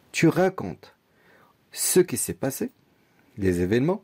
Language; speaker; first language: French; non-native, local second language; Arabic